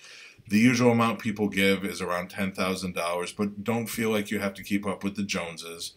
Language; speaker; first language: English; native; English